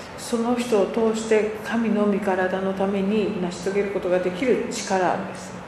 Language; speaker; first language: Japanese; native; Japanese